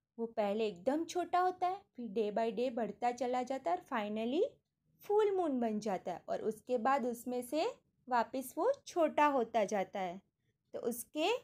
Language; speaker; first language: Hindi; non-native, local second language; Gujarati